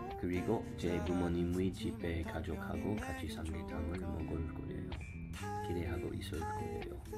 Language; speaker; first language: Korean; non-native, learner; English